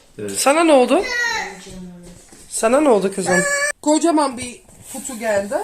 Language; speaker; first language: Turkish; non-native, learner; Dutch